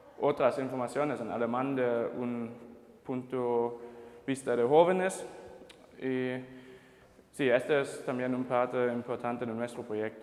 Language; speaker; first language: Spanish; non-native, fluent; German